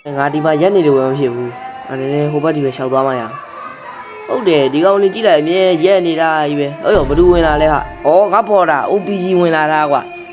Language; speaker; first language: Burmese; native; Burmese